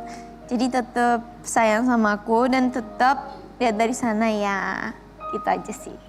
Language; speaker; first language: Indonesian; non-native, fluent; Japanese